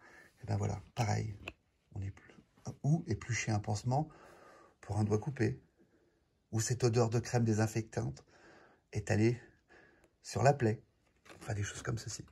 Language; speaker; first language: French; native; French